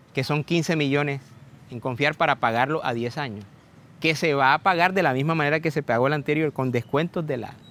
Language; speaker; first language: Spanish; native; Spanish